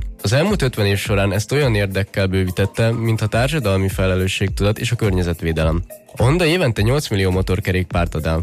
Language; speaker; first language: Hungarian; native; Hungarian